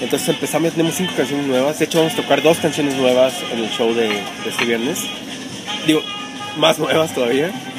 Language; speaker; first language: Spanish; native; Spanish